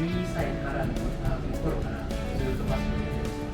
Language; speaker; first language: Japanese; non-native, fluent; Filipino